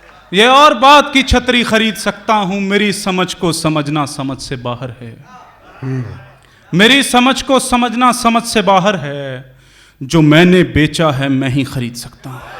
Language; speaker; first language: Hindi; native; Hindi